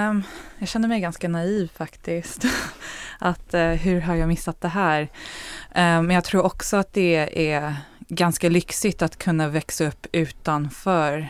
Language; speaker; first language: Swedish; early bilingual, heritage; Swedish